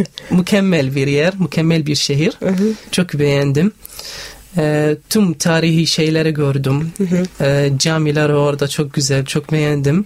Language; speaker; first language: Turkish; non-native, learner; Arabic